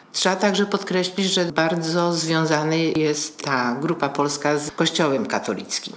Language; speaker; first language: Polish; native; Polish